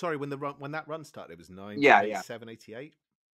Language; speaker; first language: English; native; English